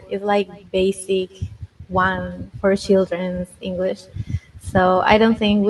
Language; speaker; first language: English; non-native, fluent; Spanish